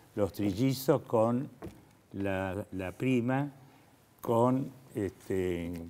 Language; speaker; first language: Spanish; native; Spanish